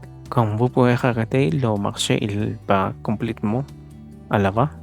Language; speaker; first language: French; non-native, learner; Spanish